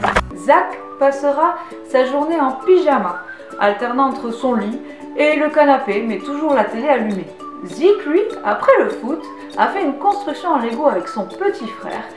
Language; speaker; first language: French; native; French